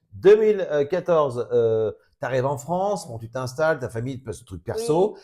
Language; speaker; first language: French; native; French